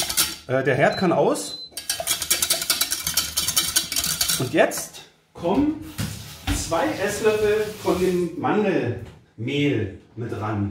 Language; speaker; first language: German; native; German